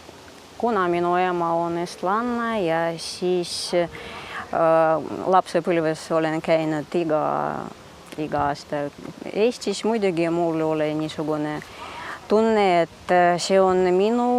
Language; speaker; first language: Estonian; early bilingual, heritage; Russian